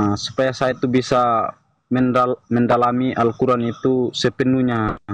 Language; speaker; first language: Indonesian; native; Indonesian